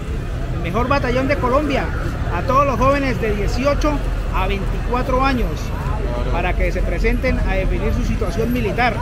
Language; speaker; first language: Spanish; native; Spanish